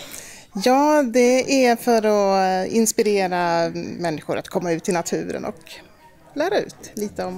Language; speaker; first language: Swedish; native; Swedish